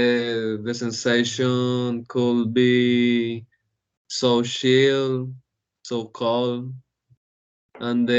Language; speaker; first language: English; non-native, learner; Spanish